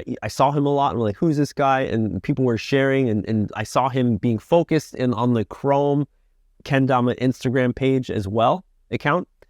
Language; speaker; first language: English; native; English